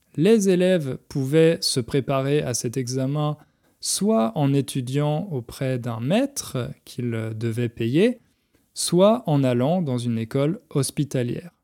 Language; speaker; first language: French; native; French